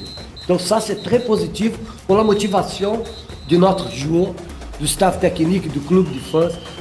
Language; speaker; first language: French; non-native, fluent; Portuguese